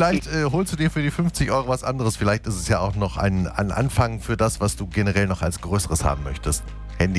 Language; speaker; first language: German; native; German